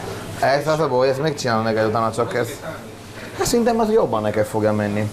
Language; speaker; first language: Hungarian; non-native, learner; Italian